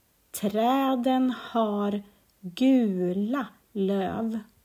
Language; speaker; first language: Swedish; non-native, learner; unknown